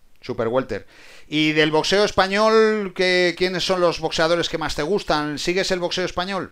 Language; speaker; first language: Spanish; native; Spanish